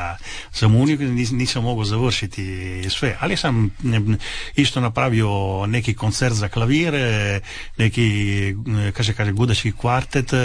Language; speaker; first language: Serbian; non-native, fluent; Italian